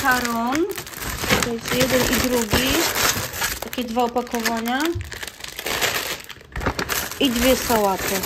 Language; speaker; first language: Polish; native; Polish